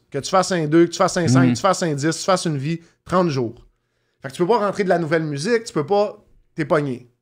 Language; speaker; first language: French; native; French